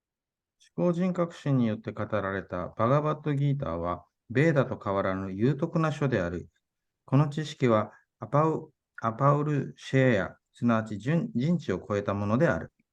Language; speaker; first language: Japanese; native; Japanese